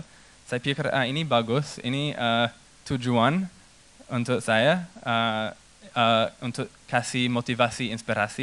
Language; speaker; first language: Indonesian; non-native, fluent; English